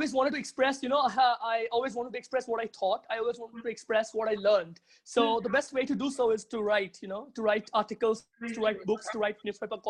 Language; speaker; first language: English; non-native, local second language; Bangla